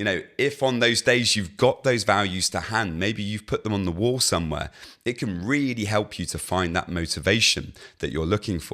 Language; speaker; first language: English; native; English